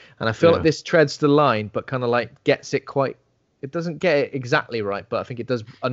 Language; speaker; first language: English; native; English